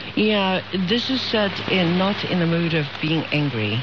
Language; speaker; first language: English; non-native, fluent; Chinese